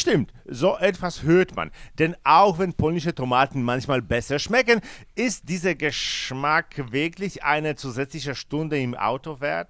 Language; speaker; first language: German; non-native, fluent; Polish